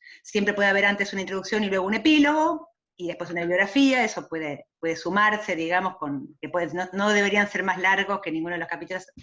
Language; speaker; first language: Spanish; native; Spanish